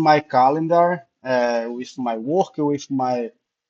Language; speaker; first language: English; non-native, learner; Portuguese